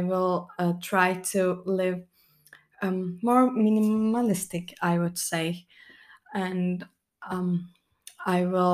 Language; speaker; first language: English; non-native, fluent; Turkish